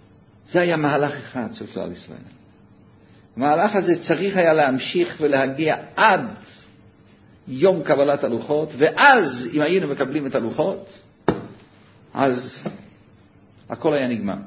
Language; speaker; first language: Hebrew; native; Hebrew